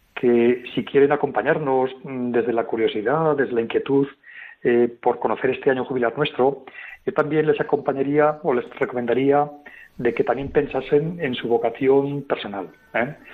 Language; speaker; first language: Spanish; native; Spanish